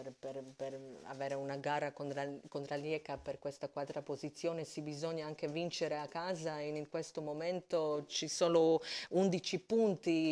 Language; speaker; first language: Italian; non-native, fluent; Croatian